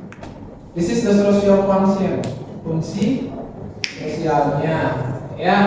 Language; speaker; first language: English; non-native, learner; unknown